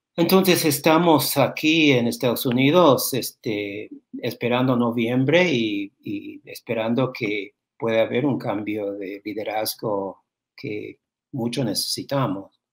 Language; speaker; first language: Spanish; non-native, fluent; English